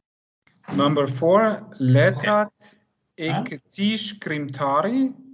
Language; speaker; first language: Albanian; non-native, learner; German